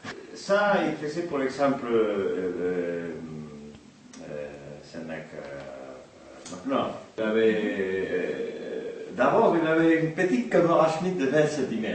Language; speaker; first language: French; non-native, fluent; Spanish